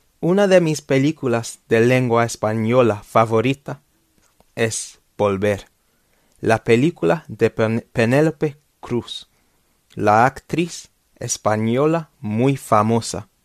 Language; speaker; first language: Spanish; non-native, fluent; English